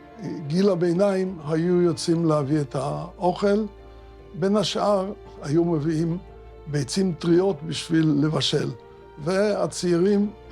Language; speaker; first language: Hebrew; early bilingual, other home language; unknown